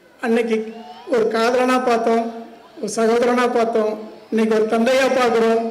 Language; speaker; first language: Tamil; native; Tamil